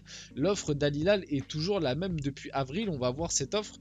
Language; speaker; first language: French; early bilingual, other home language; Portuguese